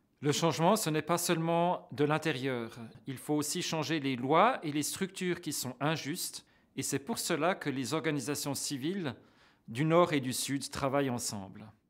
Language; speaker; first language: French; native; French